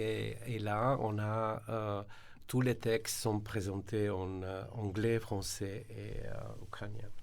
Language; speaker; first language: French; non-native, fluent; Slovenian